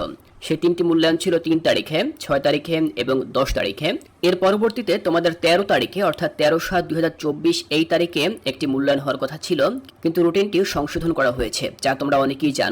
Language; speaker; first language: Bangla; native; Bangla